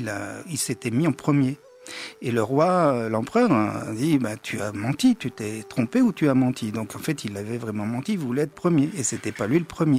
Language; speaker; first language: French; native; French